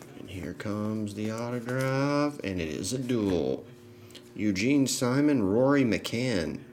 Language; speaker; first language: English; native; English